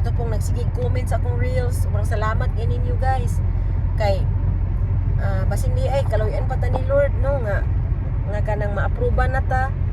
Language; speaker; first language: Filipino; non-native, local second language; Cebuano